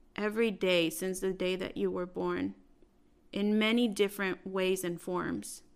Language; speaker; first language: English; early bilingual, other home language; Spanish